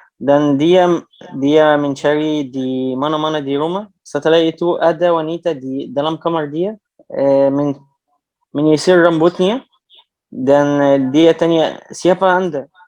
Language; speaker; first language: Indonesian; non-native, learner; Arabic